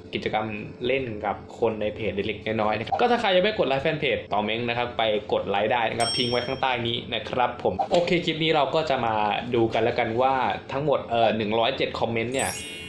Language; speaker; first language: Thai; native; Thai